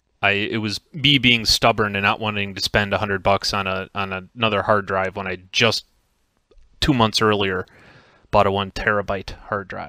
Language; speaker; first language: English; native; English